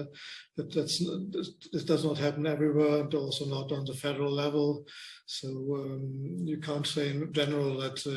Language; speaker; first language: English; non-native, fluent; German